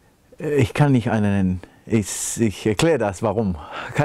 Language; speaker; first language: German; non-native, fluent; Spanish